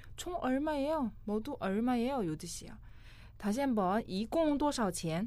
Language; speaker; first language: Korean; non-native, fluent; Chinese